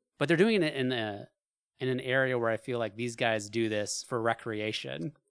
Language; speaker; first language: English; native; English